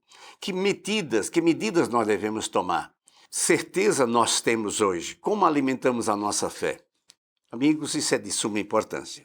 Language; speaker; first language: Portuguese; native; Portuguese